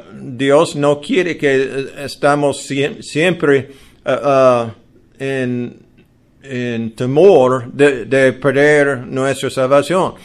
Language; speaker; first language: Spanish; non-native, learner; English